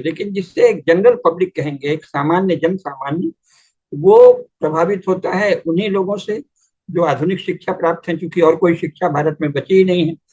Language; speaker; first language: Hindi; native; Hindi